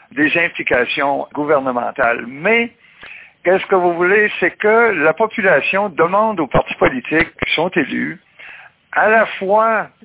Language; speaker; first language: French; native; French